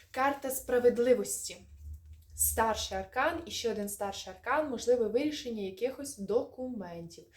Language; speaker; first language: Ukrainian; non-native, local second language; Russian